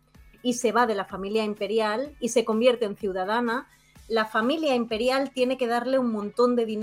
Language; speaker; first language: Spanish; native; Spanish